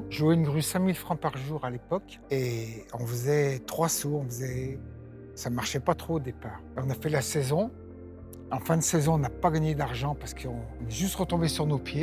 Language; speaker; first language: French; native; French